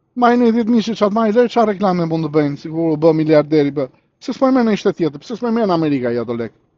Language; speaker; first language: Albanian; early bilingual, heritage; Albanian